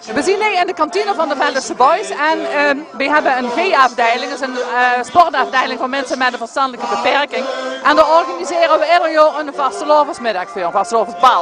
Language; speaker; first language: Dutch; native; Dutch